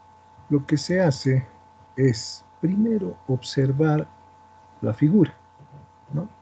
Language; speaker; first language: Spanish; native; Spanish